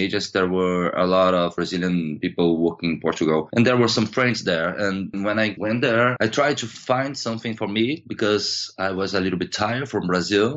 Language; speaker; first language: English; non-native, fluent; Portuguese